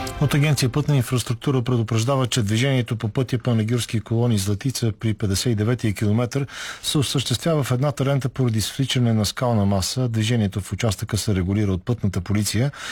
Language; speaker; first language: Bulgarian; native; Bulgarian